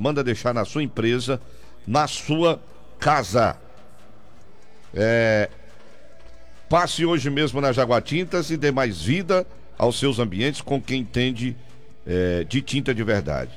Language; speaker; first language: Portuguese; native; Portuguese